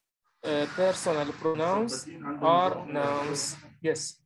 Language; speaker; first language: English; non-native, learner; Arabic